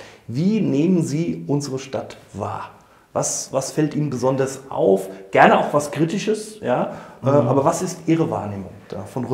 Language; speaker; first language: German; native; German